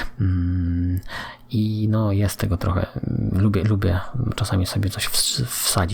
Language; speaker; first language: Polish; native; Polish